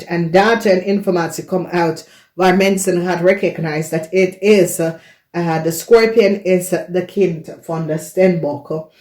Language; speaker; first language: Dutch; non-native, learner; English